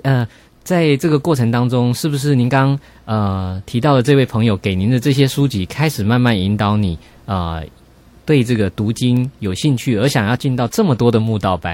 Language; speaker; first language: Chinese; native; Chinese